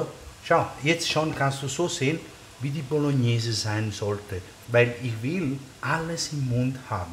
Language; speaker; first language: German; non-native, fluent; Italian